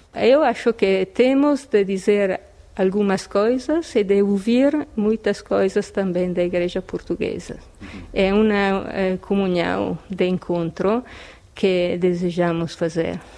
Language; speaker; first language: Portuguese; non-native, fluent; Italian